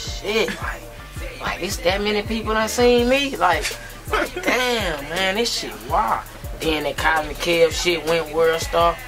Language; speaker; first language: English; native; English